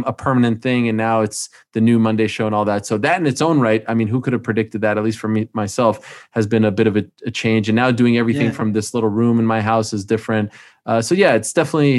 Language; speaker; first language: English; native; English